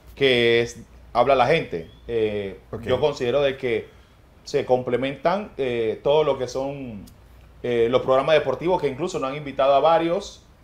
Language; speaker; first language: Spanish; native; Spanish